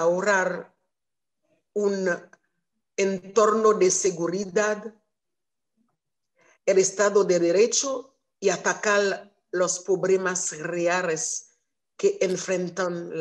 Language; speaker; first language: Spanish; non-native, learner; Haitian Creole